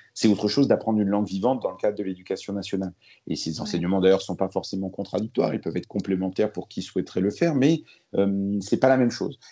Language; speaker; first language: French; early bilingual, other home language; Arabic